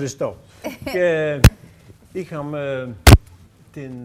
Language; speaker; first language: Greek; non-native, learner; Dutch